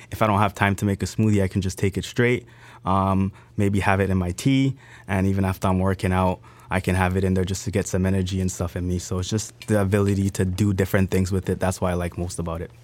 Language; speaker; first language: English; native; English